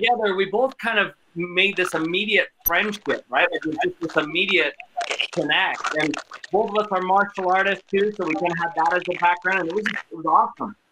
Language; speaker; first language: English; native; English